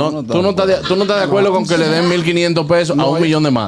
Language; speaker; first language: Spanish; native; Spanish